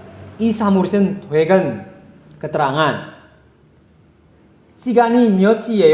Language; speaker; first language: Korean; non-native, fluent; Indonesian